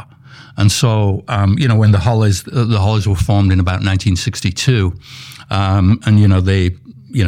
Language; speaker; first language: English; native; English